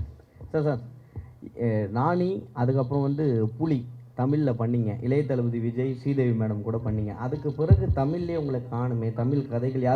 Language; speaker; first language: Tamil; native; Tamil